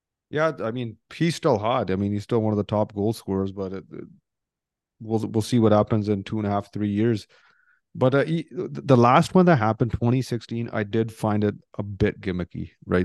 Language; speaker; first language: English; early bilingual, other home language; Punjabi